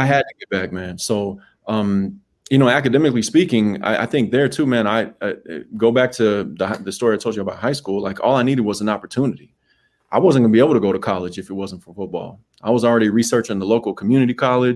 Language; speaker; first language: English; native; English